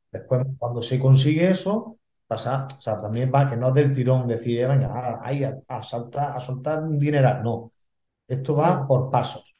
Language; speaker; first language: Spanish; native; Spanish